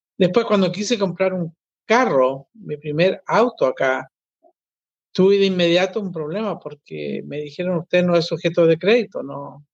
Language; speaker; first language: Spanish; native; Spanish